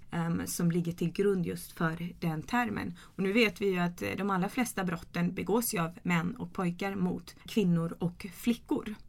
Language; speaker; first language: Swedish; early bilingual, other home language; Kurdish